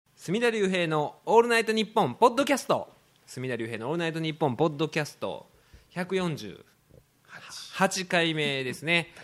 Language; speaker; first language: Japanese; native; Japanese